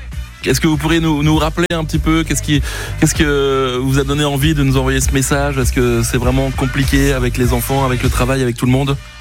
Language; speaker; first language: French; native; French